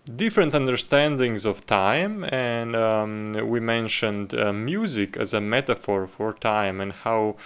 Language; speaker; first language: English; non-native, fluent; Slovenian